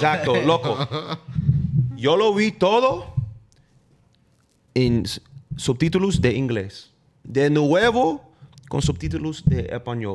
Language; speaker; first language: Spanish; non-native, fluent; English